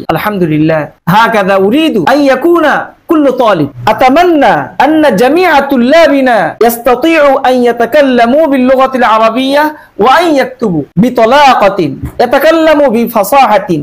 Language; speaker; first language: Arabic; non-native, fluent; Bangla